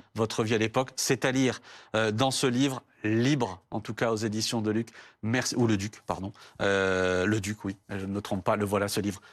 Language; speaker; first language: French; native; French